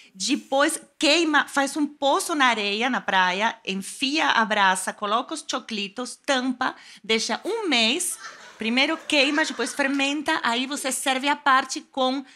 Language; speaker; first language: Portuguese; non-native, fluent; Spanish